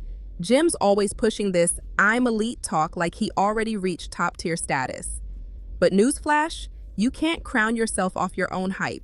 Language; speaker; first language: English; native; English